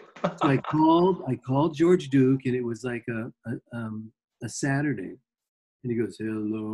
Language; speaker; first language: English; native; English